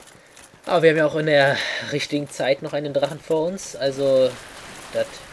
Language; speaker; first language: German; native; German